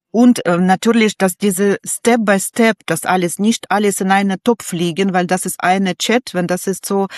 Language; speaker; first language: German; non-native, learner; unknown